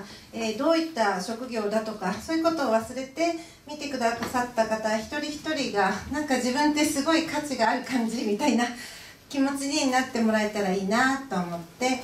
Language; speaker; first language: Japanese; native; Japanese